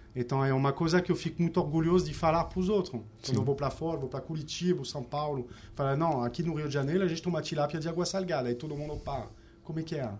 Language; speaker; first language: Portuguese; non-native, fluent; French